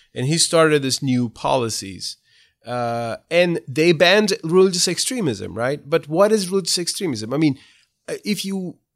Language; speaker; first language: English; non-native, fluent; Turkish